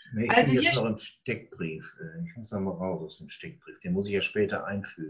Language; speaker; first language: German; native; German